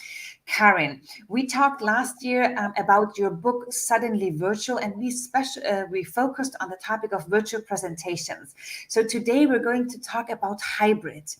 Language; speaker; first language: English; non-native, fluent; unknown